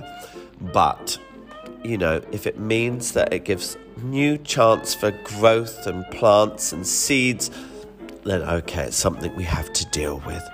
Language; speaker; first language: English; native; English